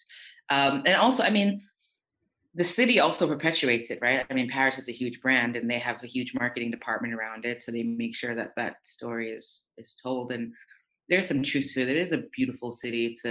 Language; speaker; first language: English; native; English